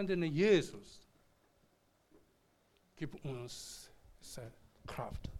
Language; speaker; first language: German; non-native, learner; Korean